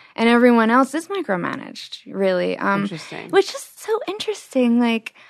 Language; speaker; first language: English; native; English